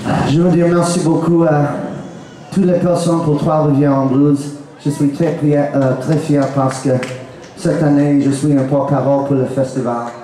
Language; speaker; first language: French; non-native, learner; English